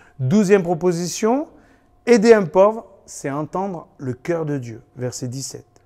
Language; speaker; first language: French; native; French